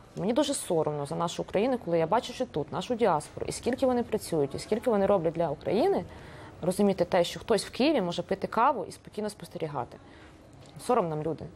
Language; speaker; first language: Ukrainian; native; Ukrainian